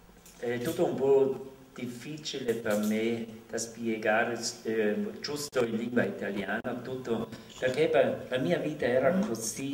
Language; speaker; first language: Italian; non-native, local second language; German